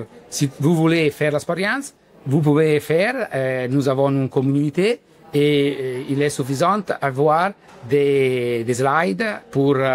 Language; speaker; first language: French; non-native, learner; Italian